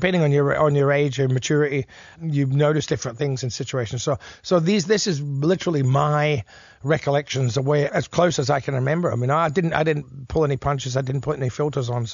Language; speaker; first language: English; native; English